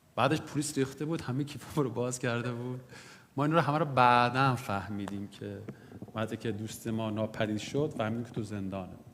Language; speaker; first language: Persian; non-native, local second language; Kurdish